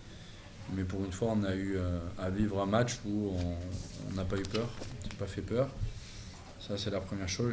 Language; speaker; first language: French; native; French